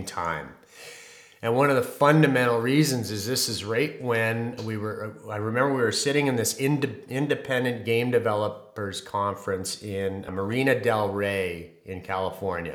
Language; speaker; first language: English; native; English